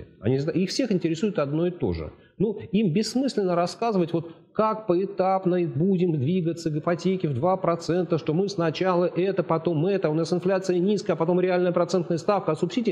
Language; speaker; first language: Russian; native; Russian